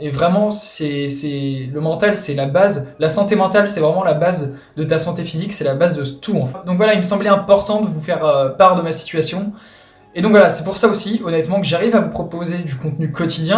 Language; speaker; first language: French; native; French